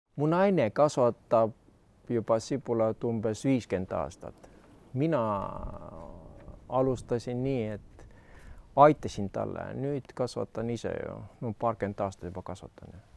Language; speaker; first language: Estonian; non-native, local second language; Russian